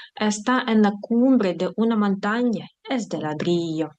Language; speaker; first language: Spanish; non-native, fluent; Ukrainian